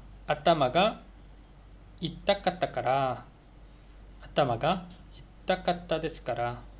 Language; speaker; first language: Japanese; non-native, learner; Korean